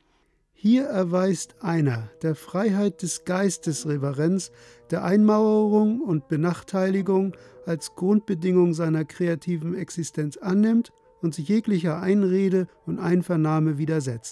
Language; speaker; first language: German; native; German